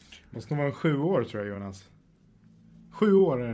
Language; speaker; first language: Swedish; native; Swedish